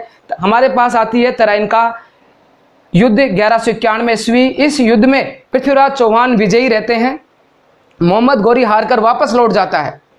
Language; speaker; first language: Hindi; native; Hindi